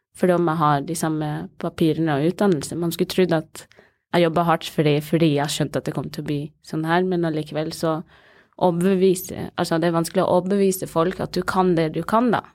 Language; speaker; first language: Norwegian; early bilingual, other home language; Somali